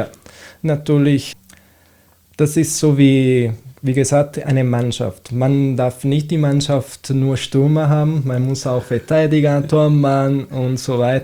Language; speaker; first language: German; non-native, fluent; Italian